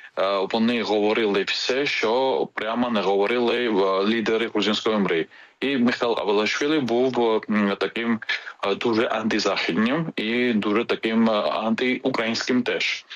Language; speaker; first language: Ukrainian; non-native, fluent; Georgian